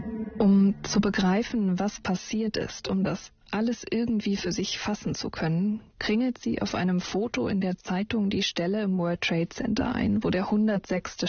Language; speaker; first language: German; native; German